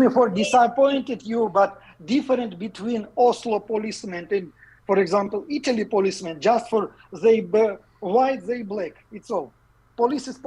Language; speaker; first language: English; non-native, learner; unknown